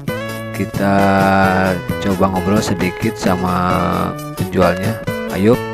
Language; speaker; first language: Indonesian; non-native, local second language; Sundanese